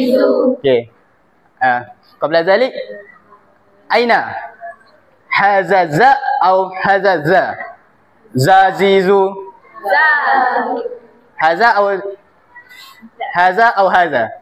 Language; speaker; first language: Arabic; non-native, learner; Malay